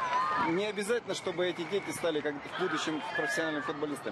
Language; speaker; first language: Russian; native; Russian